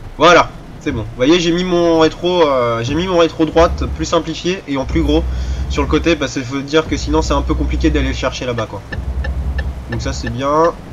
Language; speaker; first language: French; native; French